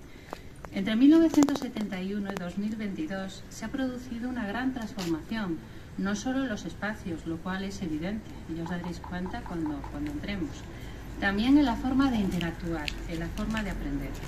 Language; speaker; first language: Spanish; native; Spanish